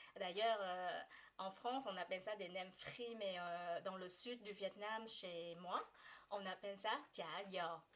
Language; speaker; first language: French; non-native, fluent; Vietnamese